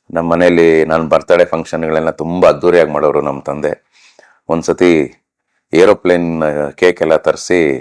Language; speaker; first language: Kannada; native; Kannada